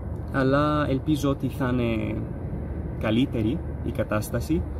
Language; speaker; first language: Greek; non-native, fluent; Arabic